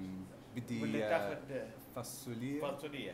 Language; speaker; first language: Arabic; non-native, learner; English